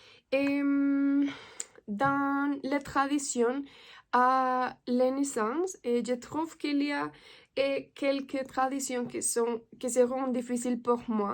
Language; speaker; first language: French; non-native, learner; Spanish